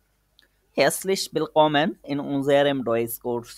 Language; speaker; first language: German; non-native, fluent; Bangla